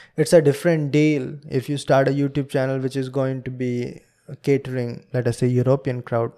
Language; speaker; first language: English; non-native, local second language; Hindi